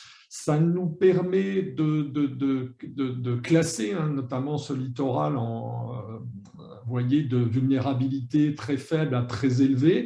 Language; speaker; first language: French; native; French